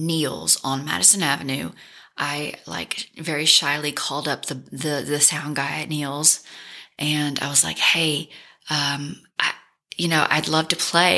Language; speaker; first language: English; native; English